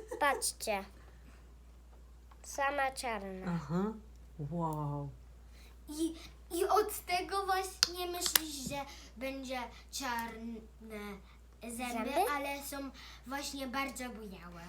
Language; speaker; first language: Polish; early bilingual, heritage; Polish